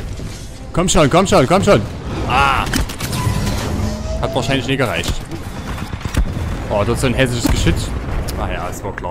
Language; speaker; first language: German; native; German